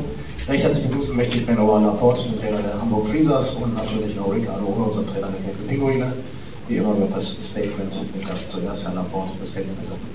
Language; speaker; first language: German; native; German